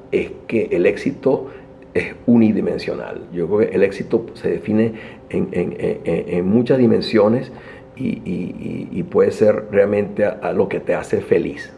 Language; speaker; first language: Spanish; native; Spanish